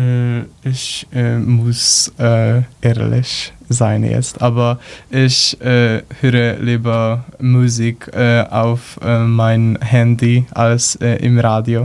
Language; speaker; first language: German; non-native, learner; Polish